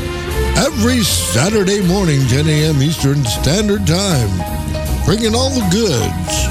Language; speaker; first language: English; native; English